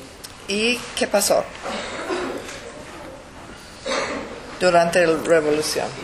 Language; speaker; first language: Spanish; early bilingual, heritage; English